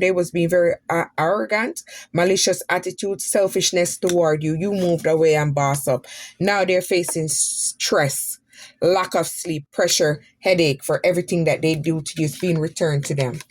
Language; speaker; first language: English; native; English